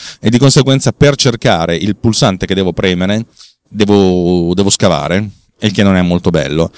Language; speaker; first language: Italian; native; Italian